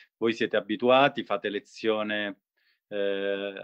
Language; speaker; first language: Italian; native; Italian